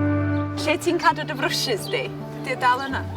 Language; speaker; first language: Welsh; native; Welsh